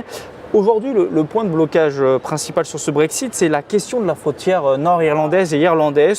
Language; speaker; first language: French; native; French